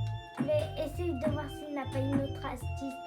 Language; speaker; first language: French; non-native, learner; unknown